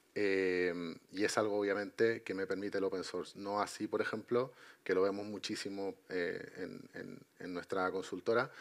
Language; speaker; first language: Spanish; native; Spanish